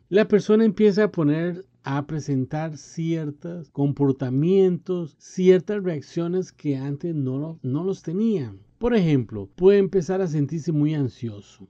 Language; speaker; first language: Spanish; native; Spanish